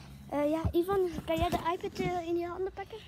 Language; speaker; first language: Dutch; native; Dutch